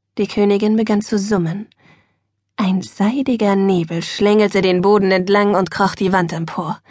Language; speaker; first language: German; native; German